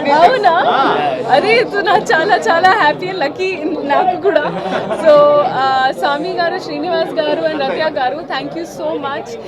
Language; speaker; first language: Telugu; non-native, fluent; Hindi